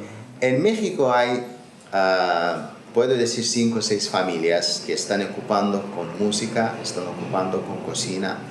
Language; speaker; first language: Spanish; non-native, learner; Azerbaijani